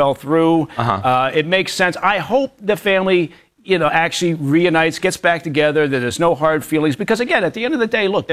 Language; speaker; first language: English; native; English